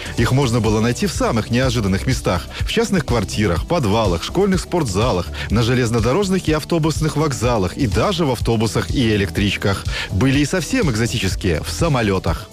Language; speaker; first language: Russian; native; Russian